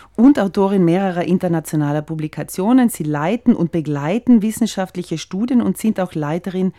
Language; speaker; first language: German; native; German